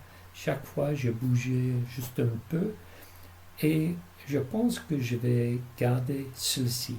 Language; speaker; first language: French; non-native, fluent; English